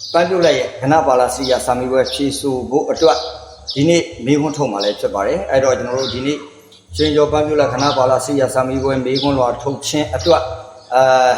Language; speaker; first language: Burmese; native; Burmese